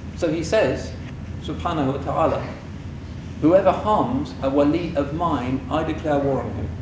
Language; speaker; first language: English; native; English